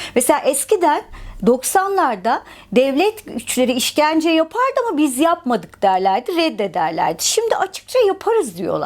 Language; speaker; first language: Turkish; native; Turkish